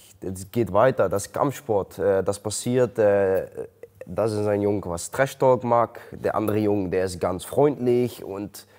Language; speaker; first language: German; non-native, learner; Dutch